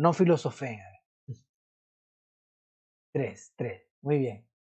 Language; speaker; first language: Spanish; native; Spanish